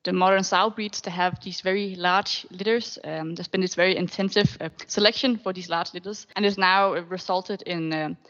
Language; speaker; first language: English; non-native, fluent; Danish